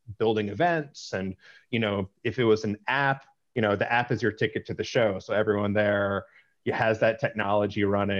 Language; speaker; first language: English; native; English